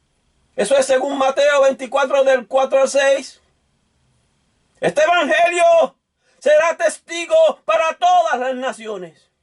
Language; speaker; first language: Spanish; native; Spanish